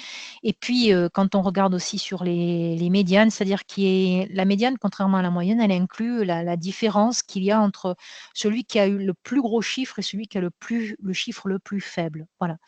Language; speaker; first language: French; native; French